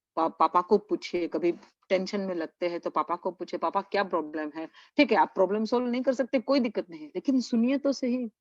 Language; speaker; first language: Hindi; non-native, local second language; Gujarati